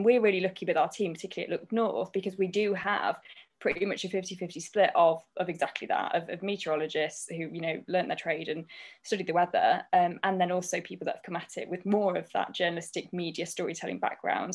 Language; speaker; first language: English; native; English